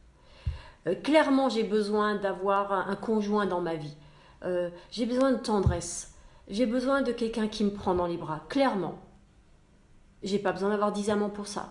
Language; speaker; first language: French; native; French